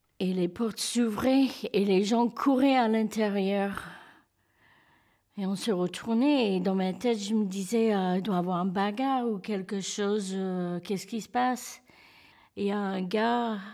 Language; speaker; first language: French; non-native, fluent; English